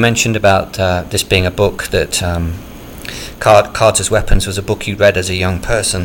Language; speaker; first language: English; native; English